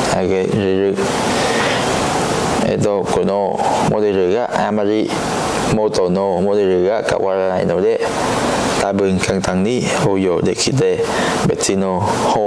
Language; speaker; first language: Japanese; non-native, learner; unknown